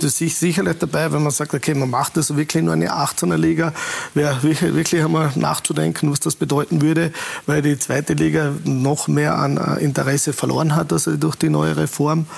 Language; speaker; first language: German; native; German